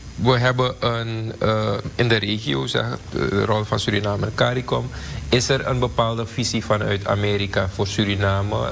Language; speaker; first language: Dutch; native; Dutch